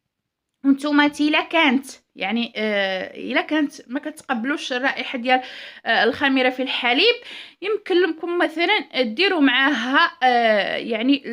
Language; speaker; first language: Arabic; native; Arabic